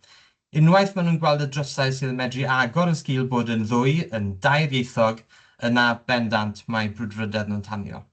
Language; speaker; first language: Welsh; native; Welsh